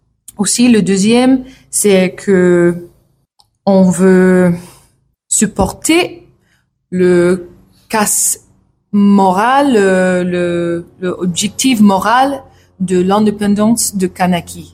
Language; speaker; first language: French; non-native, learner; English